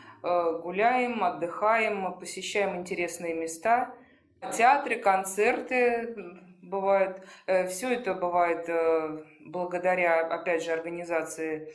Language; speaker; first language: Russian; native; Russian